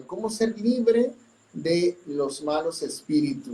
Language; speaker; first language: Spanish; native; Spanish